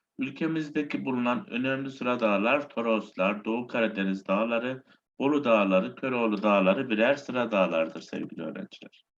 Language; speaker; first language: Turkish; native; Turkish